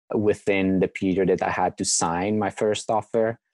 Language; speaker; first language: English; non-native, fluent; Italian